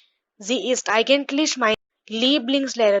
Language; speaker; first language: German; non-native, fluent; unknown